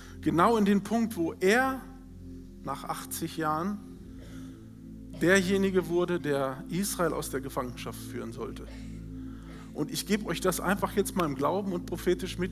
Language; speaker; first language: German; native; German